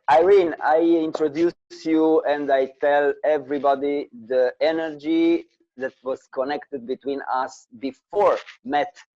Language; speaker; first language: English; non-native, learner; Romanian